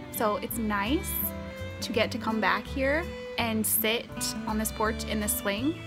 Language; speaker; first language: English; native; English